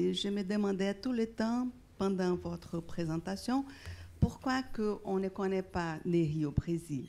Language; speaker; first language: French; non-native, fluent; Portuguese